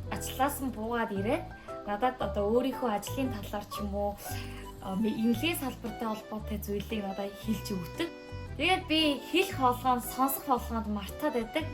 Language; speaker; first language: Mongolian; non-native, fluent; Korean